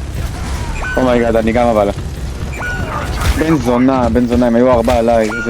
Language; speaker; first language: Hebrew; native; Hebrew